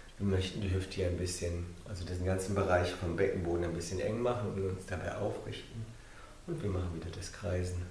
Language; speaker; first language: German; non-native, fluent; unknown